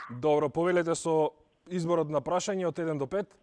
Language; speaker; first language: Macedonian; native; Macedonian